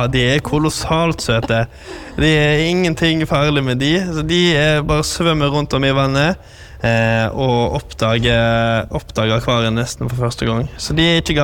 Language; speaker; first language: Norwegian; native; Norwegian